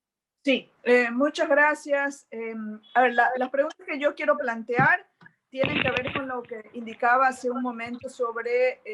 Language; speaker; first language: Spanish; native; Spanish